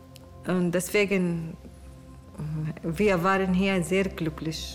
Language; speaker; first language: German; non-native, learner; Arabic